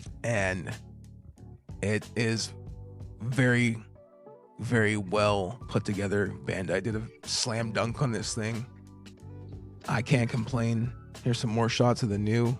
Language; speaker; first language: English; native; English